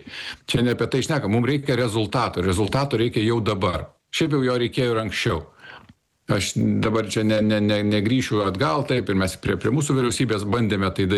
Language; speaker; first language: Lithuanian; native; Lithuanian